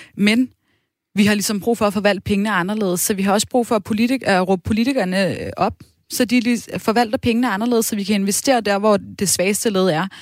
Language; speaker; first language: Danish; native; Danish